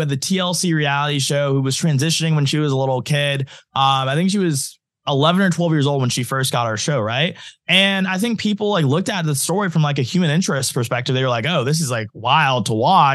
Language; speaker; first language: English; native; English